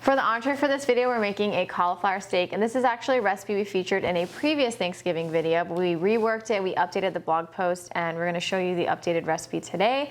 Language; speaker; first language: English; native; English